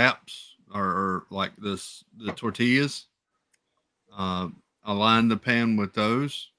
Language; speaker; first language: English; native; English